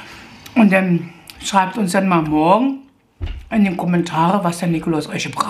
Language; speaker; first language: German; native; German